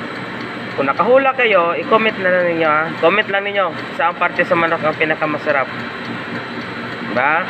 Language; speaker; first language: Filipino; non-native, local second language; Cebuano